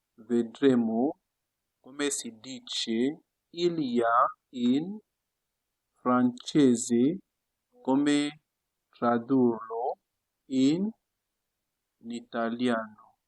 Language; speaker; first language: Italian; non-native, fluent; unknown